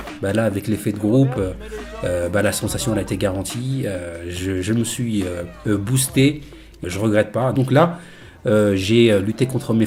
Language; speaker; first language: French; native; French